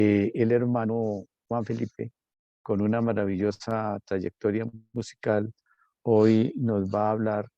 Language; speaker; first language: Spanish; native; Spanish